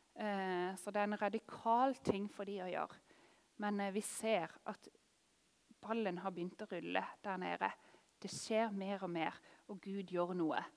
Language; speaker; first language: Norwegian; native; Norwegian